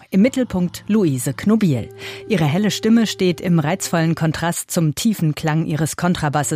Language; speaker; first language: German; native; German